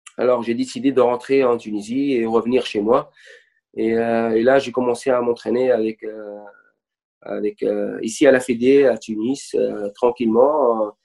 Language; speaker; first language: French; non-native, local second language; Arabic